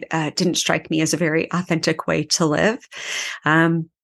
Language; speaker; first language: English; native; English